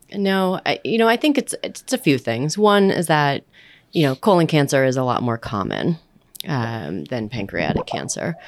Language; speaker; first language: English; early bilingual, other home language; Filipino